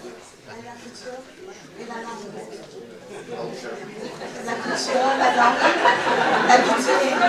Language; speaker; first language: French; non-native, fluent; English